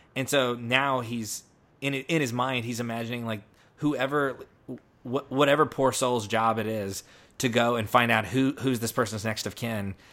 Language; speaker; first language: English; native; English